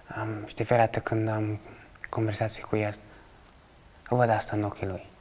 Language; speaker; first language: Romanian; early bilingual, other home language; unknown